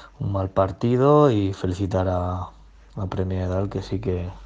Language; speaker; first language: Spanish; native; Spanish